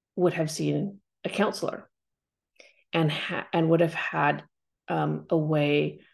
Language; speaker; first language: English; native; English